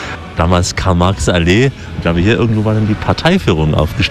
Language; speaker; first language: German; native; German